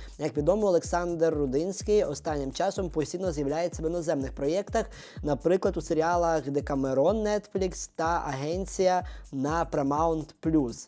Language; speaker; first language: Ukrainian; native; Ukrainian